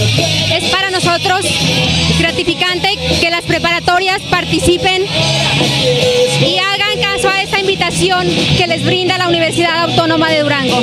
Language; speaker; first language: Spanish; native; Spanish